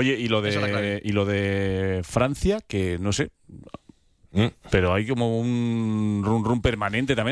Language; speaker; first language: Spanish; native; Spanish